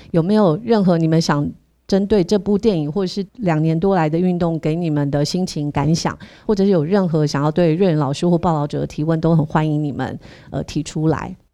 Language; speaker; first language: Chinese; native; Chinese